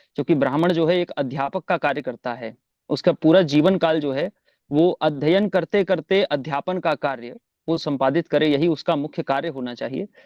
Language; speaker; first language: Hindi; native; Hindi